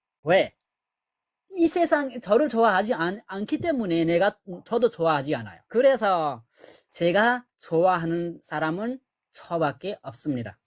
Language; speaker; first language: Korean; non-native, learner; Nepali